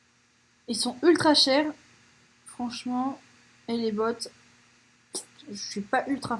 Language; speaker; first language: French; native; French